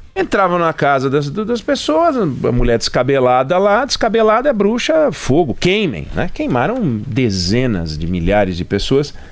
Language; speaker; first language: Portuguese; native; Portuguese